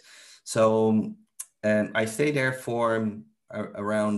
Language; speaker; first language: English; non-native, fluent; Portuguese